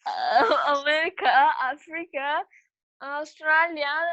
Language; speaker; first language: English; non-native, learner; Turkish